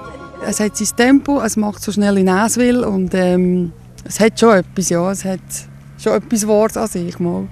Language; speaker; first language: German; native; German